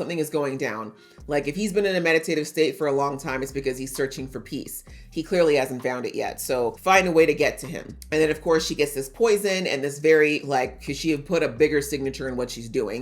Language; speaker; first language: English; native; English